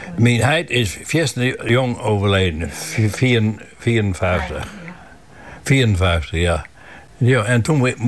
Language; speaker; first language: Dutch; non-native, local second language; Western Frisian